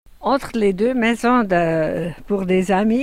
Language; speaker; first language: French; non-native, fluent; German